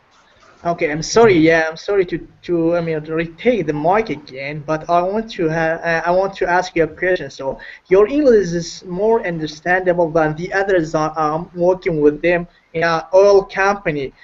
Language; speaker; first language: English; non-native, learner; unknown